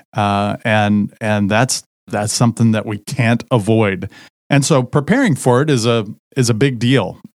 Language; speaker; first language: English; native; English